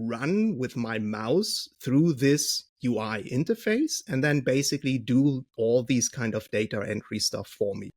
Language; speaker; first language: English; non-native, fluent; German